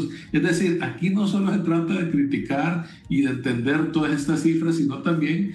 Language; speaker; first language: Spanish; native; Spanish